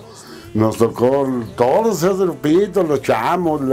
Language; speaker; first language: Spanish; native; Spanish